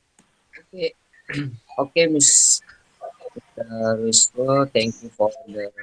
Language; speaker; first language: English; non-native, learner; Indonesian